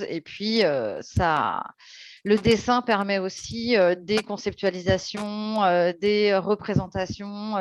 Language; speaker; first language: French; native; French